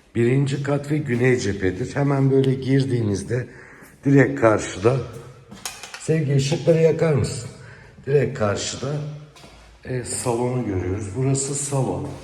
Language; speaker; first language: Turkish; native; Turkish